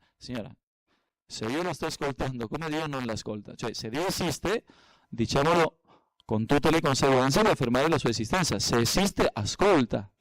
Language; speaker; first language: Italian; non-native, fluent; Spanish